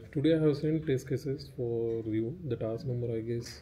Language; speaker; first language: English; non-native, local second language; Marathi